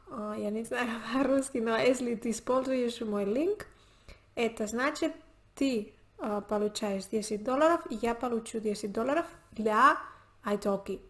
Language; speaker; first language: Russian; non-native, learner; Spanish